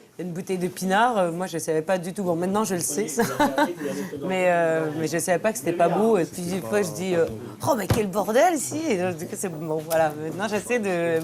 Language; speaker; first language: French; native; French